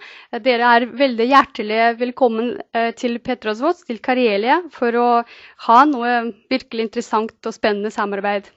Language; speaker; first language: Norwegian; non-native, fluent; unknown